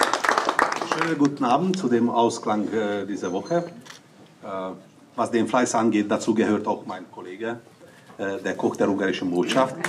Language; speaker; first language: German; non-native, fluent; Hungarian